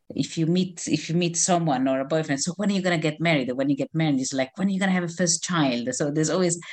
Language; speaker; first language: English; non-native, fluent; Italian